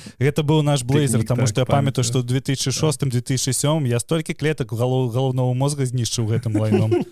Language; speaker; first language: Belarusian; non-native, local second language; Russian